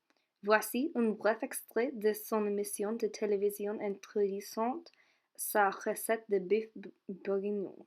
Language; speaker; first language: French; non-native, learner; English